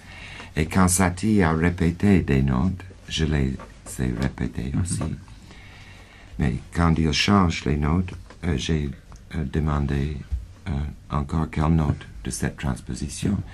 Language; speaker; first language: French; non-native, fluent; English